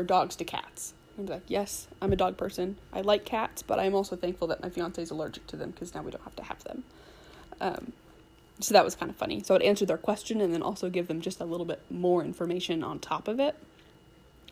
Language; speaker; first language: English; native; English